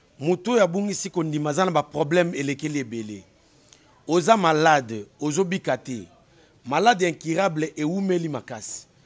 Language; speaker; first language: Lingala; native; Lingala